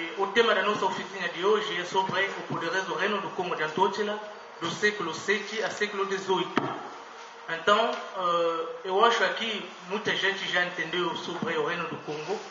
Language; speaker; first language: Portuguese; non-native, fluent; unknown